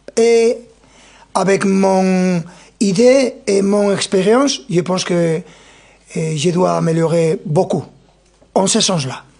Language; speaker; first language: French; non-native, fluent; Spanish